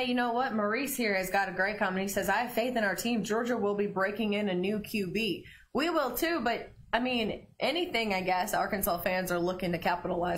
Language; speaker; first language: English; native; English